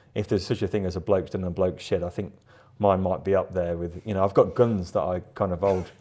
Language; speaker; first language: English; native; English